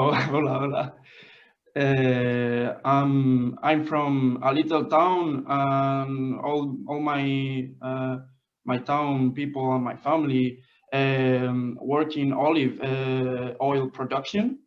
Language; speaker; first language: English; non-native, fluent; Spanish